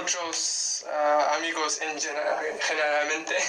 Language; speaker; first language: Spanish; non-native, learner; English